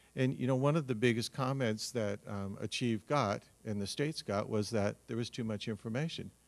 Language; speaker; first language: English; native; English